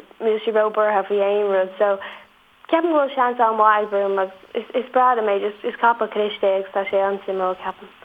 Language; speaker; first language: Irish; non-native, local second language; English